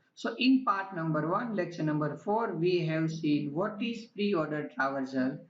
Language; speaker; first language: English; non-native, local second language; Gujarati